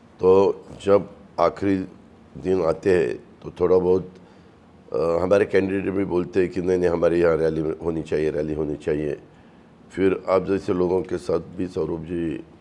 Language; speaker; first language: Hindi; non-native, local second language; Marathi